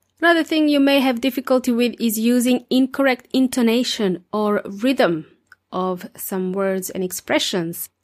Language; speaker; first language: English; non-native, fluent; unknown